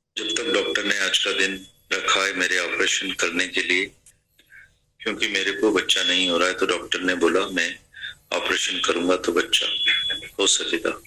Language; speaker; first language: Hindi; non-native, local second language; Sindhi